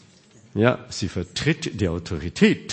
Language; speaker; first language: German; non-native, fluent; Korean